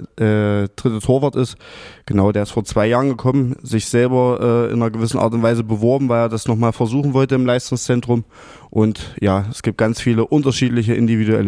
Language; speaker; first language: German; native; German